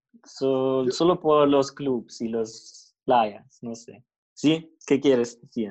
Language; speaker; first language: Spanish; non-native, learner; German